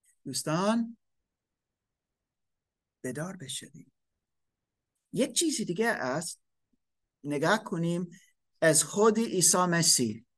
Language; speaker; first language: Persian; non-native, fluent; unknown